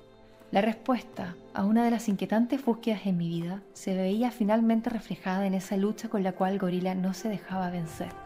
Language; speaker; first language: Spanish; native; Spanish